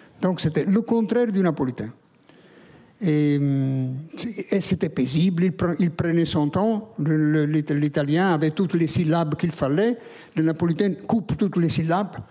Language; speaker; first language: French; non-native, fluent; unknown